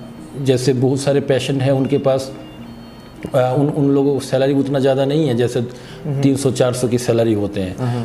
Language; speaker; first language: Hindi; non-native, fluent; Bangla